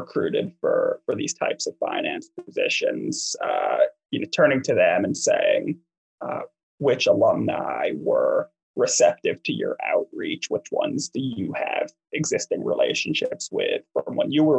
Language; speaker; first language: English; native; English